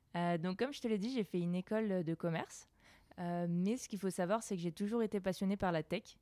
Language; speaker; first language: French; native; French